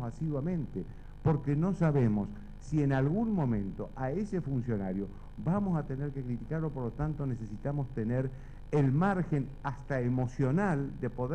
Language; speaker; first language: Spanish; native; Spanish